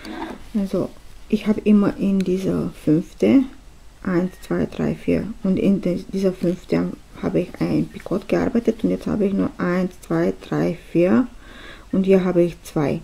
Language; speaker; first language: German; non-native, fluent; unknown